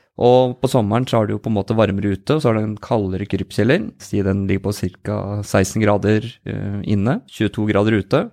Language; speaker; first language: Norwegian; native; Norwegian